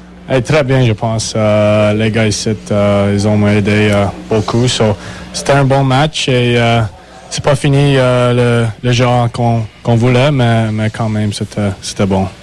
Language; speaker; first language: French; non-native, learner; English